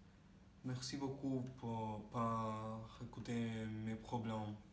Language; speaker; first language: French; non-native, learner; Spanish